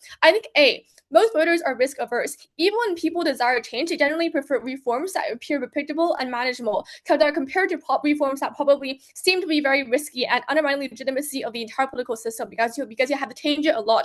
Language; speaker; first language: English; non-native, fluent; Chinese